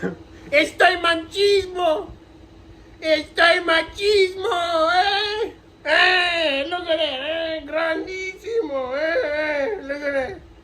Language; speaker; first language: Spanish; non-native, learner; English